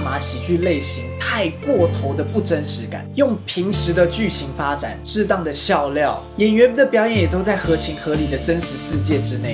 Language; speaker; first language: Chinese; native; Chinese